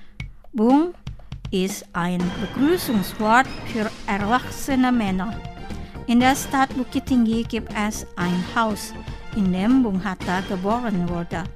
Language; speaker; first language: German; non-native, fluent; Indonesian